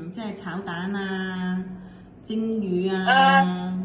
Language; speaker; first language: Chinese; native; Chinese